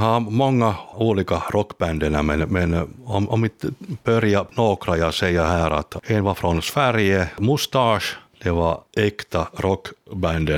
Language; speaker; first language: Swedish; non-native, local second language; Finnish